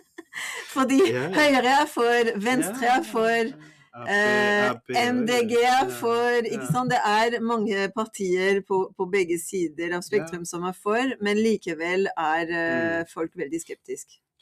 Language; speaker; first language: Norwegian; non-native, fluent; French